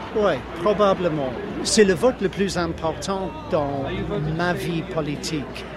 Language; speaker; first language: French; non-native, fluent; English